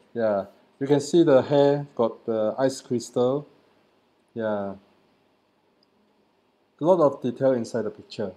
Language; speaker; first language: English; non-native, learner; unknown